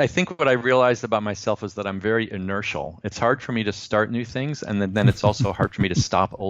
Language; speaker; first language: English; native; English